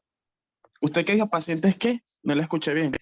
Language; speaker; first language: Spanish; native; Spanish